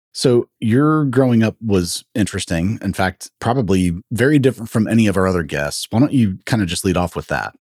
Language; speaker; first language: English; native; English